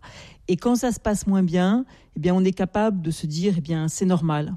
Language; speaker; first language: French; native; French